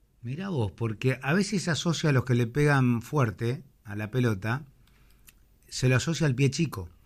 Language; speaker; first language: Spanish; native; Spanish